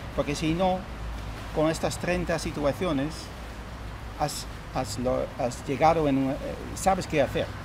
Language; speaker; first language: Spanish; non-native, fluent; Dutch